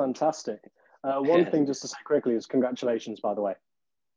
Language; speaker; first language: English; native; English